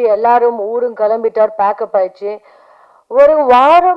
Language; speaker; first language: Tamil; non-native, fluent; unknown